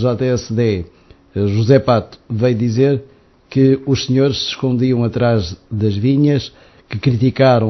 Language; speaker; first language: Portuguese; native; Portuguese